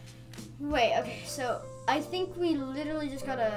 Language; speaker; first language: English; native; English